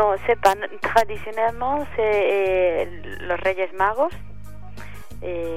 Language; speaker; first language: French; non-native, fluent; Spanish